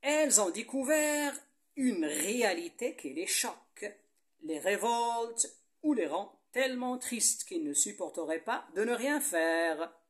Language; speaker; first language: French; non-native, local second language; Arabic